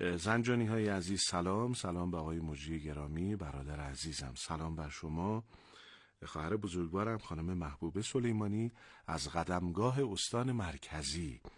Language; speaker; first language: Persian; non-native, local second language; Azerbaijani